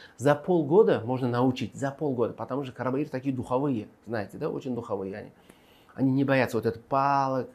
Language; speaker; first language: Russian; non-native, local second language; Uzbek